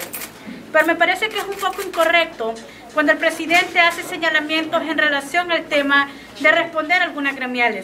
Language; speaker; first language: Spanish; native; Spanish